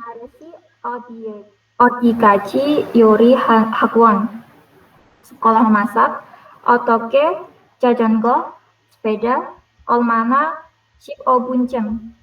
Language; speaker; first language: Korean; non-native, learner; Indonesian